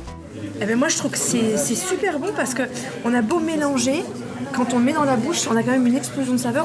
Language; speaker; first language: French; native; French